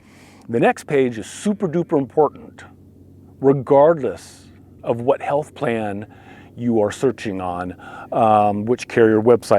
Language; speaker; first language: English; native; English